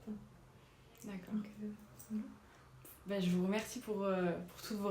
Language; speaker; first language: French; native; French